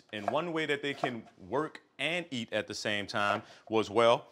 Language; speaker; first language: English; native; English